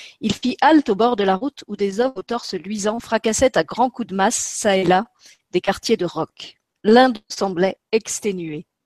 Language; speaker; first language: French; native; French